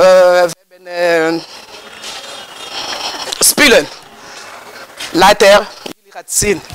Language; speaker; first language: Dutch; non-native, learner; Lingala